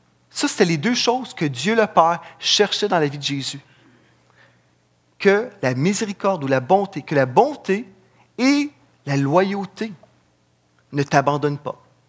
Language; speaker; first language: French; native; French